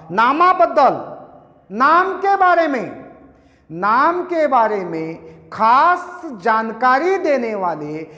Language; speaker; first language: Hindi; non-native, local second language; Marathi